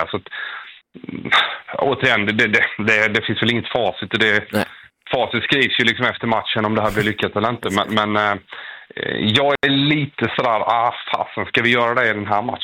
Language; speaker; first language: Swedish; native; Swedish